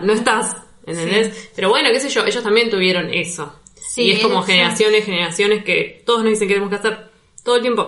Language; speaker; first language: Spanish; native; Spanish